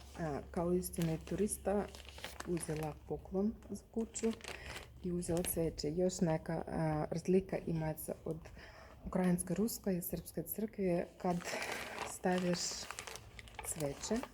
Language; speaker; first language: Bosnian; non-native, learner; Russian